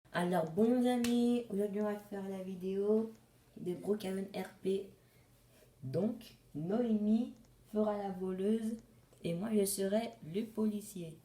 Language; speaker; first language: French; native; French